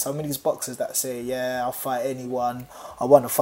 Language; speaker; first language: English; native; English